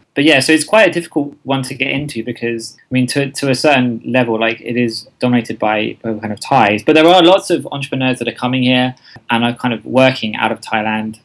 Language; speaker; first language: English; native; English